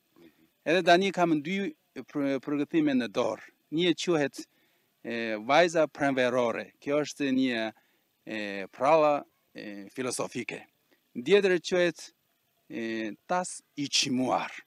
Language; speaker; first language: Albanian; non-native, fluent; Chinese